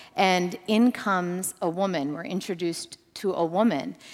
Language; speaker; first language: English; native; English